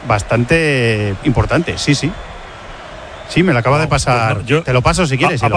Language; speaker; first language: Spanish; native; Spanish